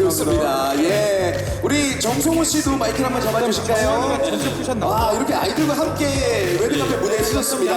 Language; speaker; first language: Korean; native; Korean